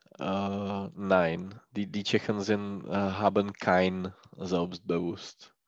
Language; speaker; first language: German; non-native, learner; Czech